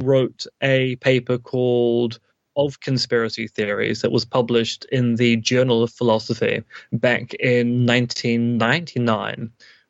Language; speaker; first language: English; native; English